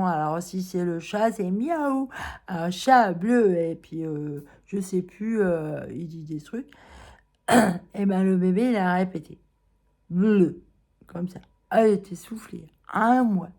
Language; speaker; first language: French; native; French